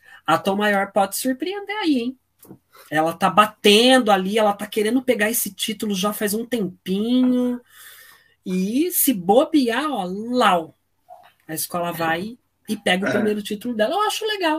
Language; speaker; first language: Portuguese; native; Portuguese